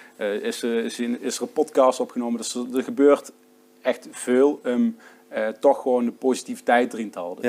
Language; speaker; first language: Dutch; native; Dutch